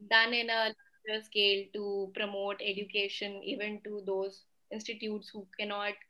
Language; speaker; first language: English; non-native, local second language; Hindi